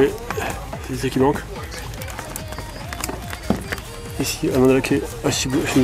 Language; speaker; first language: French; native; French